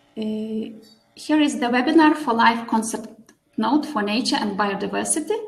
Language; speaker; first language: English; non-native, fluent; Lithuanian